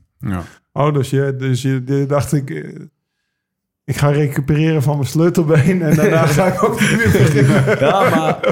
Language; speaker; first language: Dutch; native; Dutch